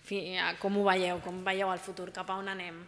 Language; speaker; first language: Catalan; native; Catalan